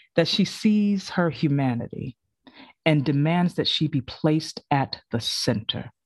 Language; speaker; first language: English; native; English